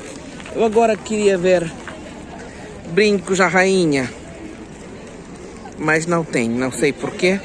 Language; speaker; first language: Portuguese; non-native, fluent; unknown